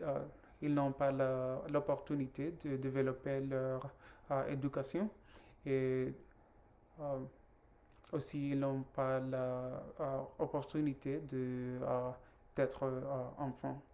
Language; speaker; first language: French; non-native, learner; Spanish